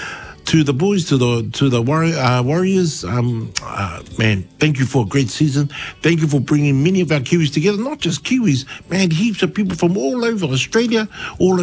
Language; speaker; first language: English; native; English